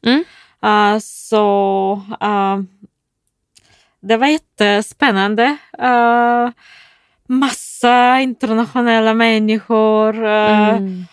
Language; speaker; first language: Swedish; non-native, fluent; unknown